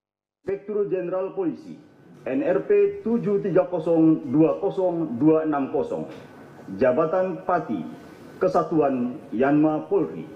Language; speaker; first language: Indonesian; native; Indonesian